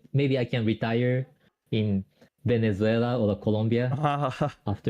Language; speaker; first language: English; non-native, fluent; Japanese